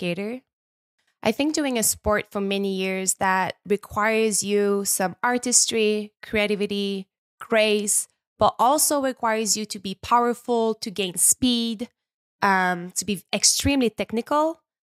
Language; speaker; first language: English; non-native, fluent; French